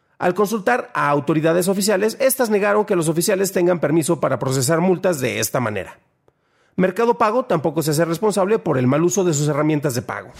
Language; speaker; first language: Spanish; native; Spanish